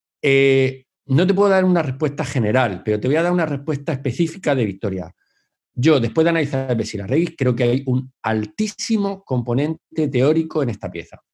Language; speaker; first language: Spanish; native; Spanish